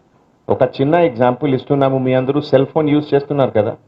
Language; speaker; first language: Telugu; non-native, fluent; Hindi